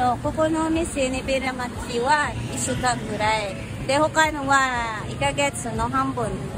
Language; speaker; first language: Japanese; non-native, learner; Filipino